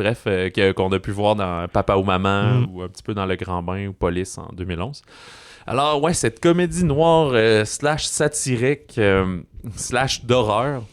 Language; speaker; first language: French; native; French